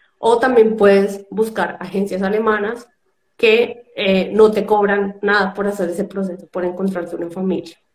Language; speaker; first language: Spanish; native; Spanish